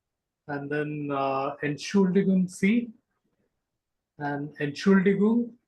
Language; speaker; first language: German; non-native, learner; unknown